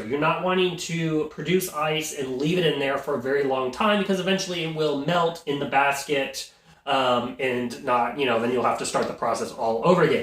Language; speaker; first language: English; native; English